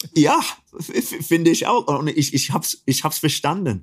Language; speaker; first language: German; non-native, fluent; English